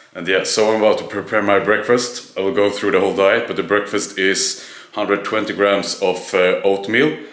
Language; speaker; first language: English; non-native, fluent; Swedish